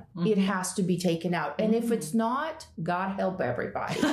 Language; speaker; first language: English; non-native, fluent; Russian